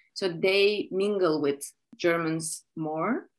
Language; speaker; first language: English; non-native, fluent; Turkish